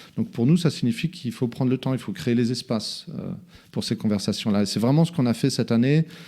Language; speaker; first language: French; native; French